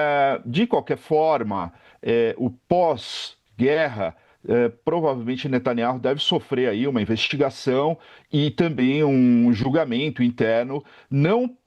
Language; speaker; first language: Portuguese; native; Portuguese